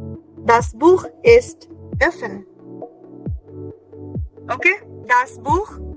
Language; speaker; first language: German; non-native, fluent; Hindi